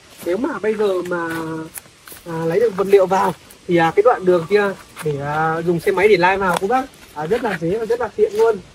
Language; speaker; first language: Vietnamese; native; Vietnamese